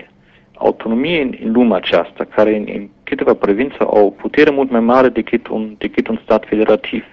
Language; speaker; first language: Romanian; non-native, fluent; German